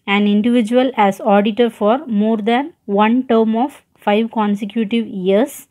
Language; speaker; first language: English; non-native, local second language; Tamil